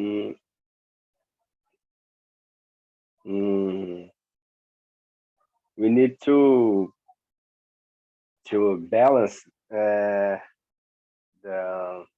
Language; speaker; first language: English; non-native, learner; Portuguese